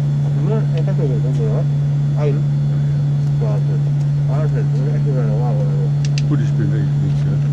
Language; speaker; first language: German; native; German